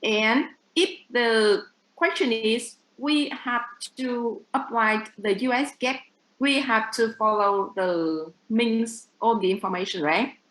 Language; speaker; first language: English; non-native, fluent; Vietnamese